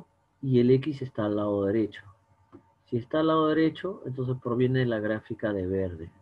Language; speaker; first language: Spanish; native; Spanish